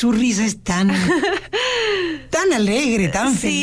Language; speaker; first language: Spanish; native; Spanish